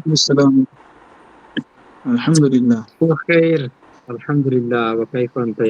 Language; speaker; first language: Arabic; non-native, learner; Urdu